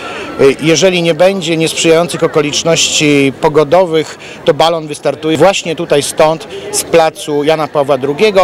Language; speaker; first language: Polish; native; Polish